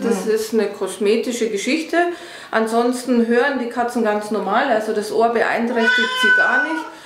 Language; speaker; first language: German; native; German